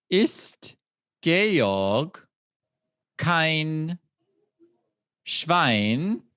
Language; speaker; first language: German; non-native, fluent; English